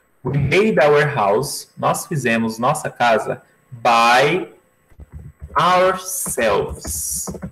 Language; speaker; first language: English; non-native, fluent; Portuguese